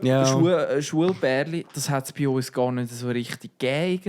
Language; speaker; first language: German; native; German